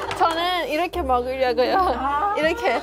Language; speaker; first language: Korean; non-native, fluent; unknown